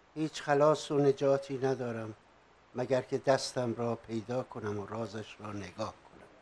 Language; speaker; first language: Persian; native; Persian